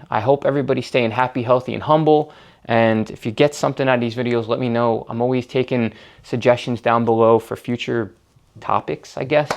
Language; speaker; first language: English; native; English